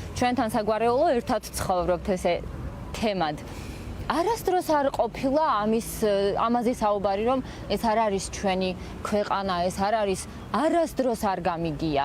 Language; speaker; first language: Georgian; non-native, local second language; Azerbaijani